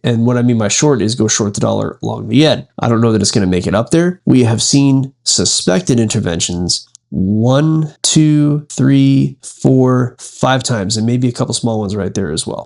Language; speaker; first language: English; native; English